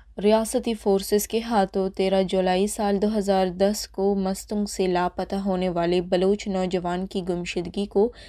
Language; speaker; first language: Urdu; non-native, local second language; Baluchi